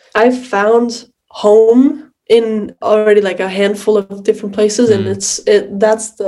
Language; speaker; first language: English; non-native, fluent; Portuguese